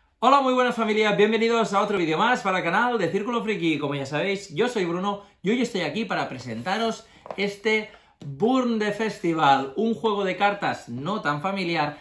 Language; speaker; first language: Spanish; native; Spanish